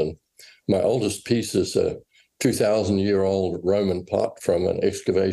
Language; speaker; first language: English; native; English